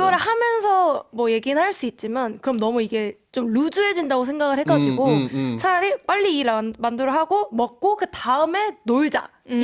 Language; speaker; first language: Korean; native; Korean